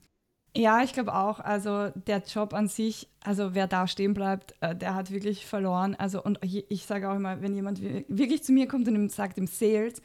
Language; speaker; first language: German; native; German